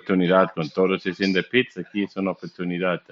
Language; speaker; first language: Spanish; non-native, learner; English